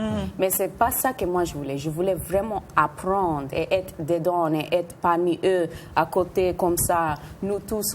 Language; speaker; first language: French; non-native, fluent; Spanish